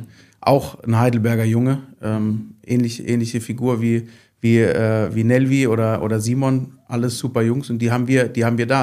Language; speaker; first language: German; native; German